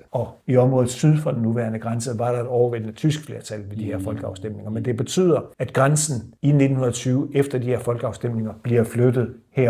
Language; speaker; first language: Danish; native; Danish